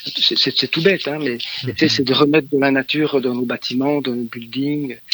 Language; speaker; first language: French; native; French